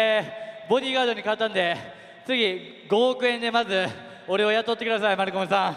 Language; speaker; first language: Japanese; native; Japanese